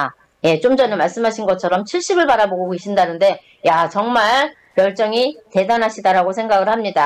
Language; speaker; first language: Korean; native; Korean